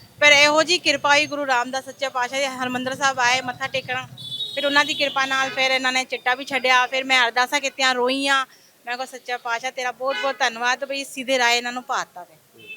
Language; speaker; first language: Punjabi; non-native, local second language; Hindi